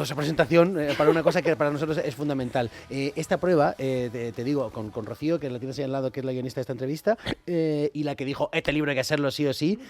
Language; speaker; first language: Spanish; native; Spanish